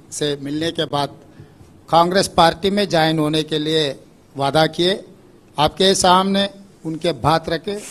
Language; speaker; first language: Hindi; non-native, local second language; Telugu